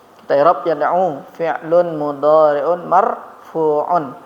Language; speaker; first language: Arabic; non-native, fluent; Indonesian